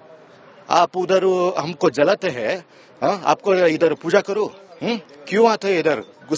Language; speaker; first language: Hindi; non-native, local second language; Kannada